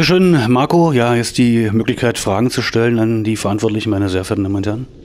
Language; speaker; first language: German; native; German